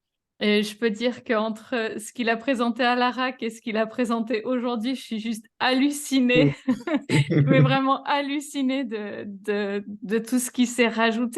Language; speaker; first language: French; native; French